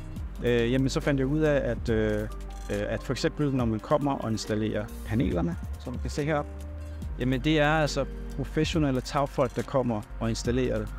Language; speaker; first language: Danish; non-native, fluent; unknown